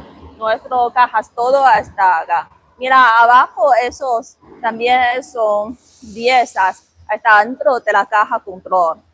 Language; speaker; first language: Spanish; non-native, learner; Chinese